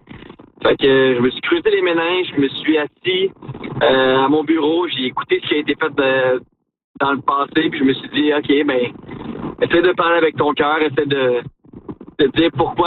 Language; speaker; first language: French; native; French